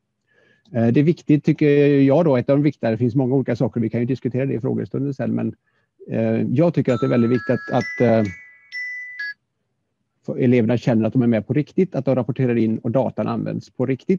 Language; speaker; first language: Swedish; native; Swedish